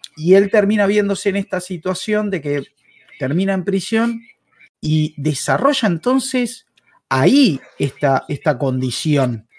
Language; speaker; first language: Spanish; native; Spanish